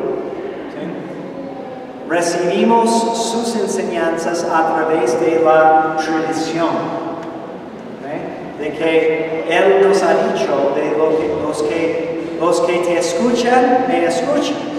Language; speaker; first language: Spanish; non-native, fluent; English